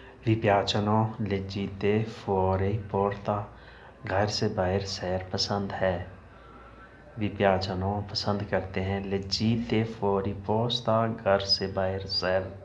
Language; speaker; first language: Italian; non-native, learner; Urdu